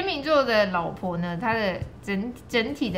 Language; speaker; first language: Chinese; native; Chinese